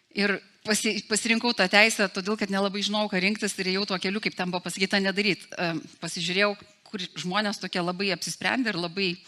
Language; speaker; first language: Lithuanian; native; Lithuanian